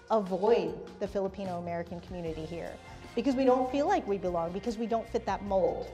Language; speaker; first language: English; native; English